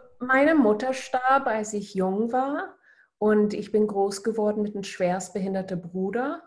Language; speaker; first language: German; non-native, fluent; English